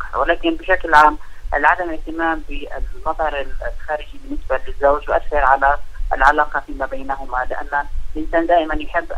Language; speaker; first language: Arabic; native; Arabic